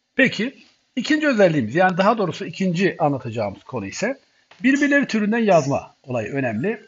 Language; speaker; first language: Turkish; native; Turkish